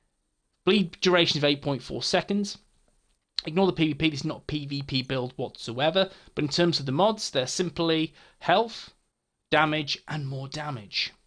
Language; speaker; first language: English; native; English